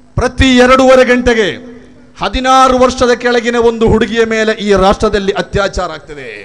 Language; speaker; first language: Kannada; native; Kannada